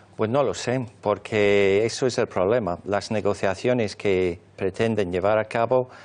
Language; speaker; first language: Spanish; non-native, fluent; English